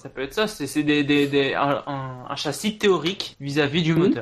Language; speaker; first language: French; native; French